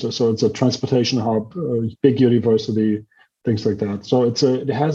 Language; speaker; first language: English; non-native, fluent; German